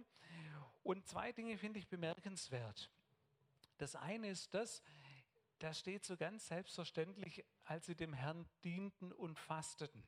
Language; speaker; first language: German; native; German